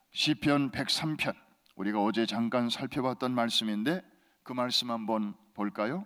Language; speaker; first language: Korean; native; Korean